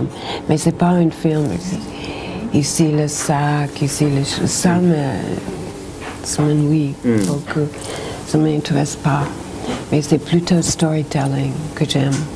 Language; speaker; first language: French; non-native, learner; English